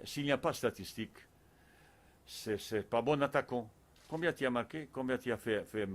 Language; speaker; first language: French; non-native, fluent; Bosnian